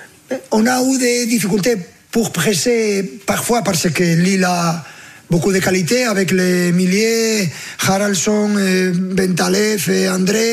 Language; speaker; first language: French; non-native, fluent; Spanish